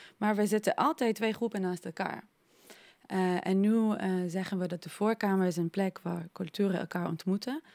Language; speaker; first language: Dutch; non-native, fluent; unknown